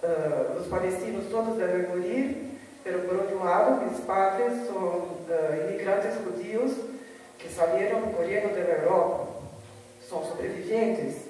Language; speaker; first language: Portuguese; early bilingual, heritage; Spanish